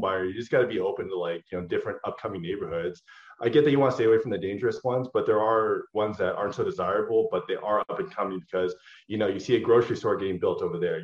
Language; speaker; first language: English; native; English